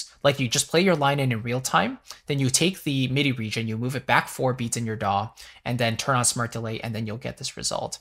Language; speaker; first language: English; native; English